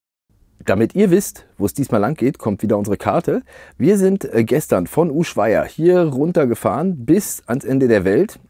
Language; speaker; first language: German; native; German